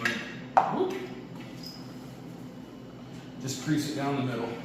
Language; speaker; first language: English; native; English